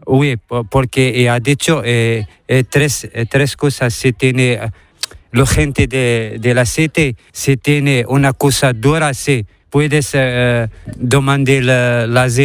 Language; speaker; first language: Spanish; non-native, learner; Arabic